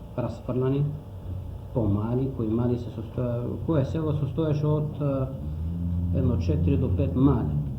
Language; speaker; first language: Macedonian; native; Macedonian